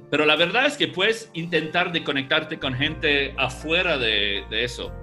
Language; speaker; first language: Spanish; non-native, fluent; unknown